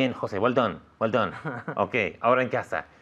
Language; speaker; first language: Spanish; non-native, fluent; English